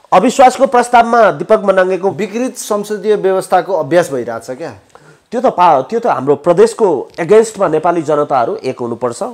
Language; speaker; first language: Nepali; native; Nepali